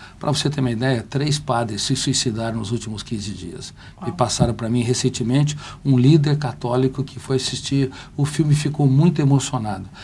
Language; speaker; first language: Portuguese; native; Portuguese